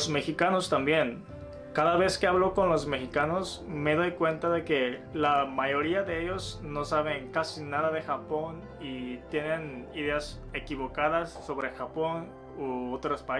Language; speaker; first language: Spanish; non-native, fluent; Japanese